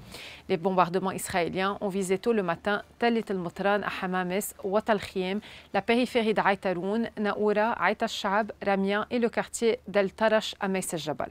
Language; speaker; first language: French; non-native, local second language; Arabic